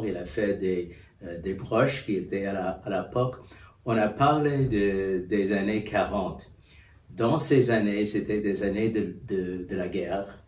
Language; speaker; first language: French; non-native, fluent; English